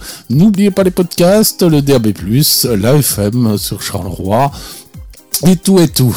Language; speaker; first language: French; native; French